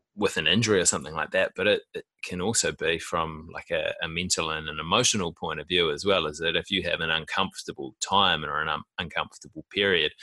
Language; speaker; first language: English; native; English